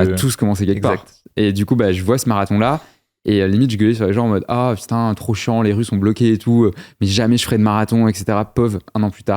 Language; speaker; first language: French; native; French